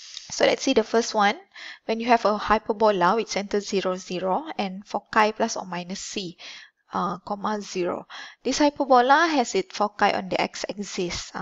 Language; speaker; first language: English; non-native, local second language; Malay